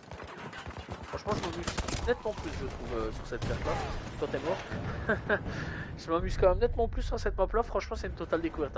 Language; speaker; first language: French; native; French